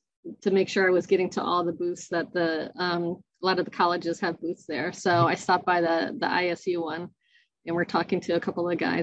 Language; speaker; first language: English; native; English